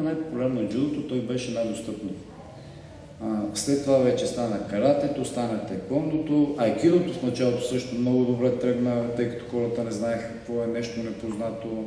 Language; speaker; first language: Bulgarian; native; Bulgarian